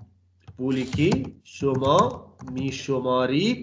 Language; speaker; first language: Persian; non-native, fluent; Urdu